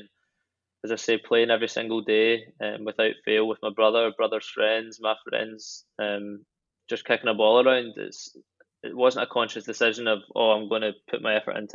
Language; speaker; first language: English; native; English